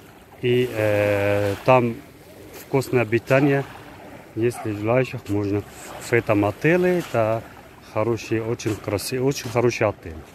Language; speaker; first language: Russian; non-native, fluent; Arabic